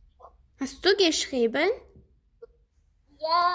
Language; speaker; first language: German; non-native, learner; Azerbaijani